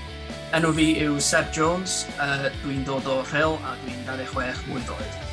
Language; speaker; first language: Welsh; non-native, local second language; English